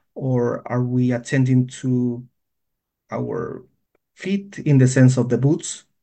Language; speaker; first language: English; non-native, fluent; Spanish